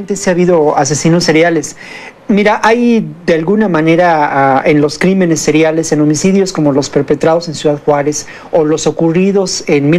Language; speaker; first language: Spanish; native; Spanish